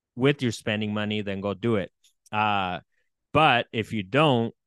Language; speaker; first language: English; early bilingual, other home language; Spanish